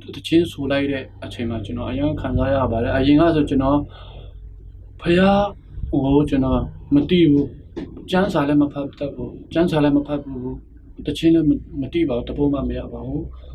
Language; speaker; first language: Burmese; non-native, local second language; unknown